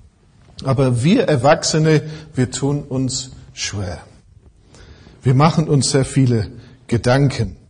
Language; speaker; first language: German; non-native, fluent; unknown